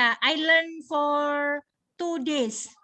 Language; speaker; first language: English; non-native, learner; Indonesian